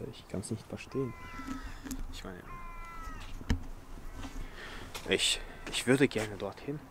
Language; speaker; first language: German; early bilingual, other home language; Chechen